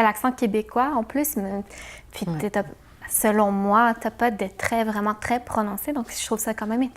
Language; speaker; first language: French; native; French